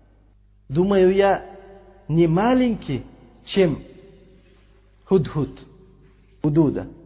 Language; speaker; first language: Russian; non-native, local second language; Uzbek